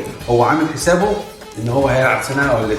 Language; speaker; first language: Arabic; native; Arabic